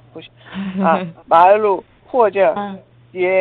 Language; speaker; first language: Chinese; non-native, learner; Korean